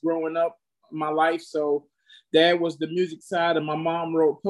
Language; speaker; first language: English; native; English